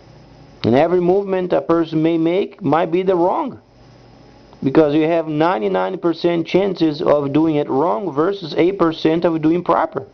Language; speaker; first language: English; non-native, fluent; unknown